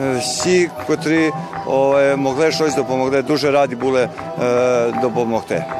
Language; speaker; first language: Ukrainian; early bilingual, heritage; Ukrainian